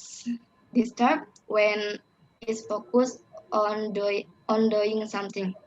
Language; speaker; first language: English; non-native, learner; Indonesian